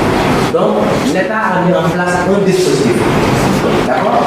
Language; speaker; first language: French; non-native, local second language; Wolof